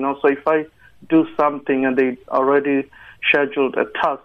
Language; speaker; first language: English; non-native, local second language; Tsonga